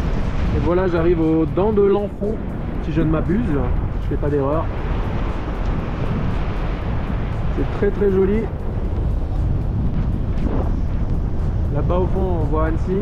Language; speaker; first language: French; native; French